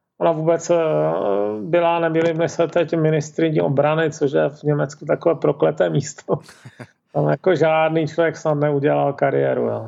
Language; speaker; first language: Czech; native; Czech